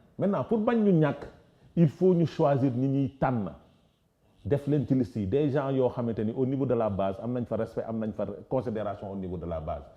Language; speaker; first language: Wolof; native; Wolof